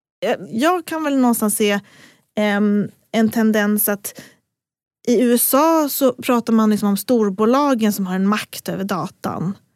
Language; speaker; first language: Swedish; native; Swedish